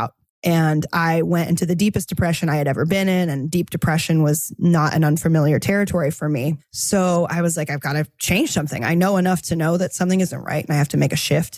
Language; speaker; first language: English; native; English